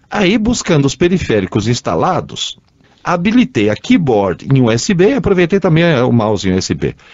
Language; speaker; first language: Portuguese; non-native, fluent; Italian